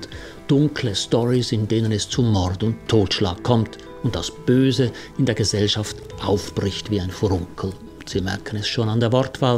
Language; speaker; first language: German; native; German